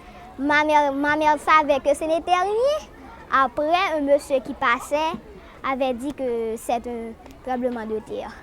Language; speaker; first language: French; non-native, local second language; Haitian Creole